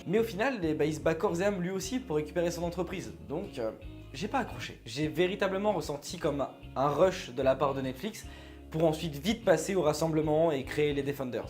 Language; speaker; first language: French; native; French